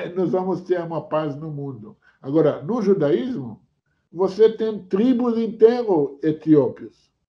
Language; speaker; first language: Portuguese; non-native, fluent; Hebrew